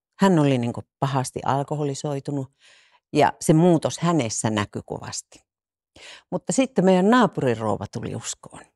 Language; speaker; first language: Finnish; native; Finnish